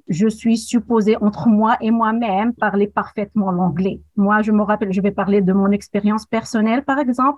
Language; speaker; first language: French; non-native, local second language; Arabic